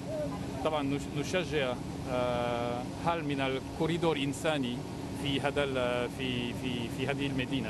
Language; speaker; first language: Arabic; non-native, fluent; French